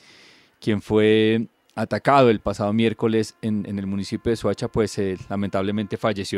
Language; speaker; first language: Spanish; native; Spanish